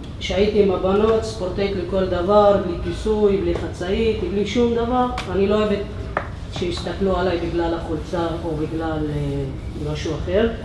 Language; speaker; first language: Hebrew; non-native, local second language; Arabic